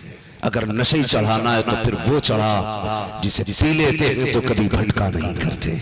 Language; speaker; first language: Hindi; native; Hindi